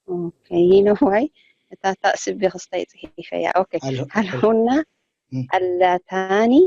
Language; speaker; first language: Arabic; non-native, learner; Tigrinya